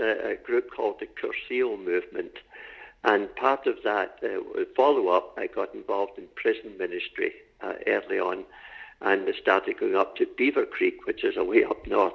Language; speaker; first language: English; native; English